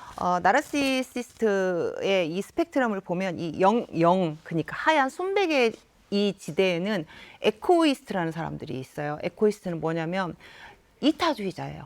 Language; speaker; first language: Korean; native; Korean